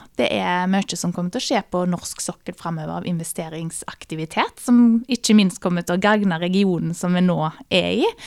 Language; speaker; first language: Norwegian; native; Norwegian